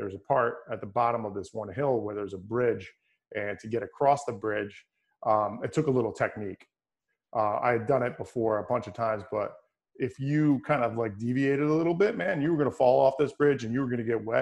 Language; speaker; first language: English; native; English